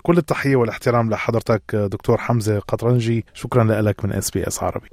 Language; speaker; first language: Arabic; native; Arabic